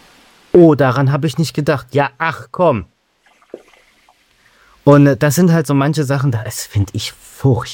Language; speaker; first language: German; native; German